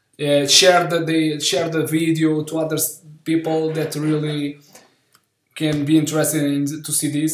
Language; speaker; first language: English; non-native, learner; Portuguese